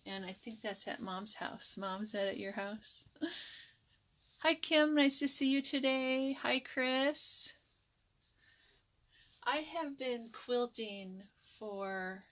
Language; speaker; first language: English; native; English